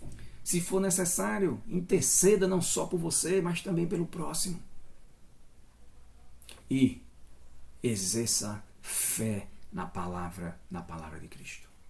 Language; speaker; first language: Portuguese; native; Portuguese